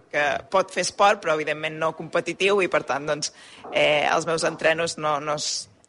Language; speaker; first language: Catalan; native; Catalan